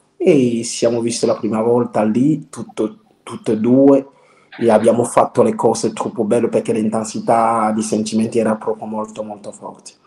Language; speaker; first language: Italian; non-native, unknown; French